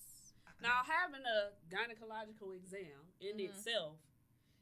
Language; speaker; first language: English; native; English